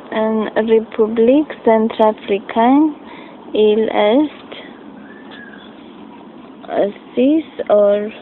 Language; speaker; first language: French; non-native, learner; English